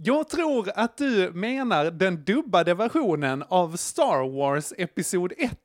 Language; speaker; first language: Swedish; native; Swedish